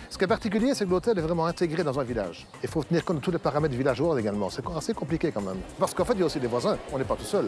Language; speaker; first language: French; native; French